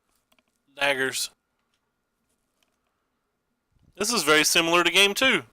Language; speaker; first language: English; native; English